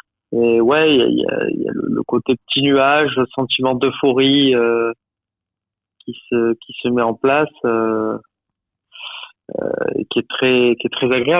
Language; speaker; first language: French; native; French